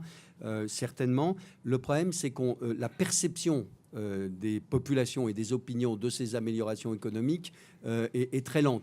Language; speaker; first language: French; native; French